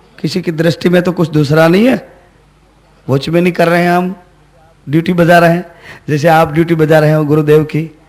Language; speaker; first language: Hindi; non-native, local second language; Gujarati